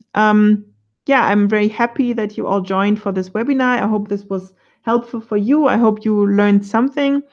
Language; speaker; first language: English; non-native, fluent; German